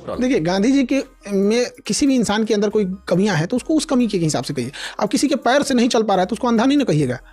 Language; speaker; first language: Hindi; native; Hindi